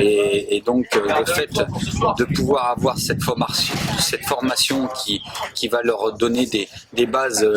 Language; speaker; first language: French; native; French